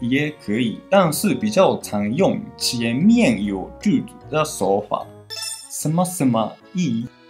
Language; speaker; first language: Chinese; non-native, fluent; Japanese